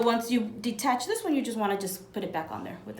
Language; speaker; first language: English; native; English